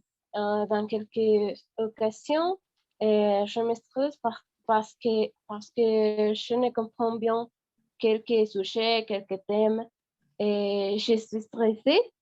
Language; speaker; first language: French; non-native, learner; Spanish